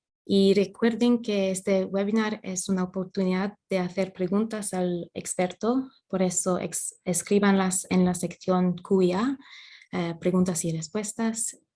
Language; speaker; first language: Spanish; non-native, fluent; English